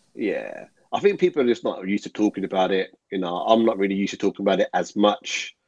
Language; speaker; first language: English; native; English